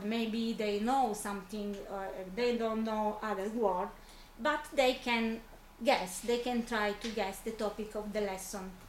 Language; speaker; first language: English; non-native, fluent; Italian